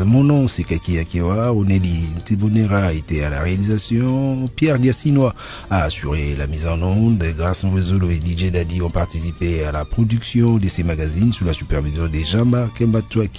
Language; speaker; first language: French; native; French